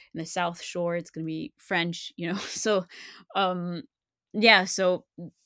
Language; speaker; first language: English; non-native, fluent; French